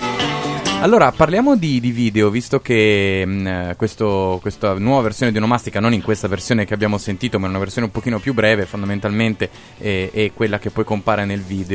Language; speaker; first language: Italian; native; Italian